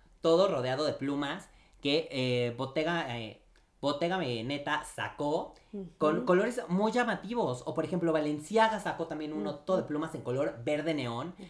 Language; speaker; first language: Spanish; native; Spanish